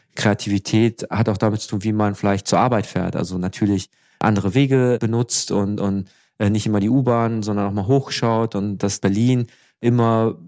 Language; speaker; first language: German; native; German